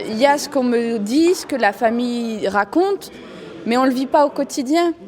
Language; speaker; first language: French; native; French